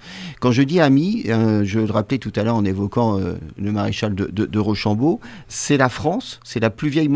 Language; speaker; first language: French; native; French